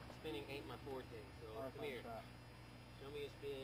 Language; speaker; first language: English; native; English